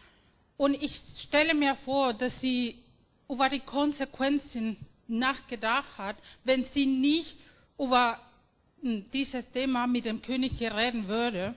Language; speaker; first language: German; non-native, fluent; Spanish